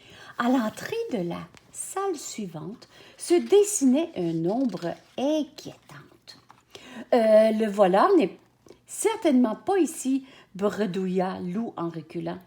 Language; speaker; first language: French; native; French